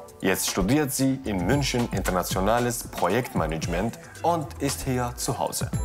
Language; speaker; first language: German; non-native, fluent; Arabic